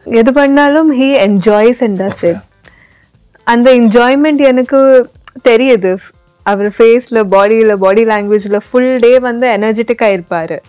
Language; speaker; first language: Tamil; non-native, learner; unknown